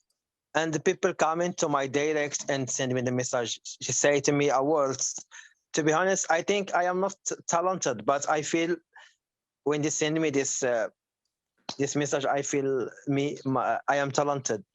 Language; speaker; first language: English; non-native, learner; Arabic